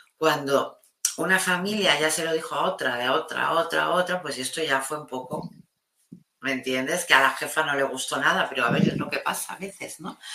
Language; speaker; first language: Spanish; non-native, local second language; Catalan